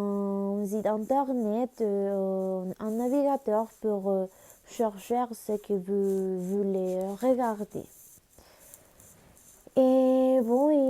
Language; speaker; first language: French; non-native, learner; Spanish